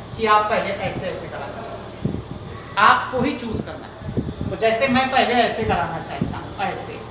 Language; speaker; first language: Hindi; native; Hindi